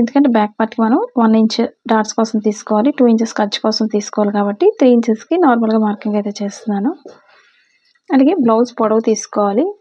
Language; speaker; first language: Telugu; native; Telugu